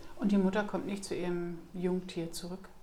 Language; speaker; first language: German; native; German